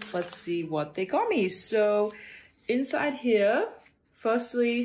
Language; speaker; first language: English; non-native, local second language; Cantonese